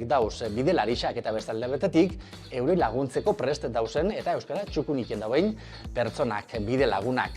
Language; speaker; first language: Basque; native; Basque